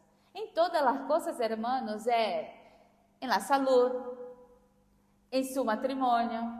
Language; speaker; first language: Spanish; non-native, fluent; Portuguese